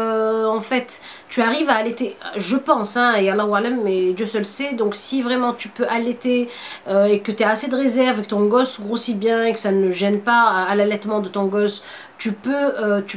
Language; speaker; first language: French; native; French